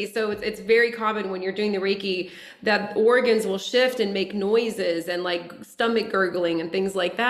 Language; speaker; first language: English; native; English